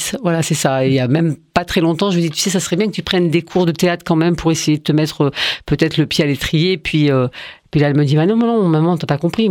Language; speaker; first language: French; early bilingual, other home language; Arabic